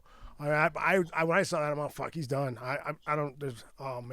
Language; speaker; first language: English; native; English